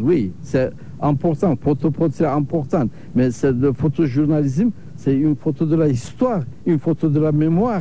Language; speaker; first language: French; non-native, learner; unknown